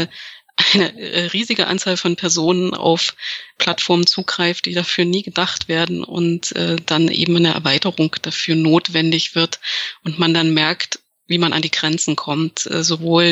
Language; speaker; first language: German; native; German